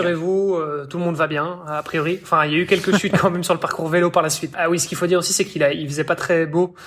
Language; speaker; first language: French; native; French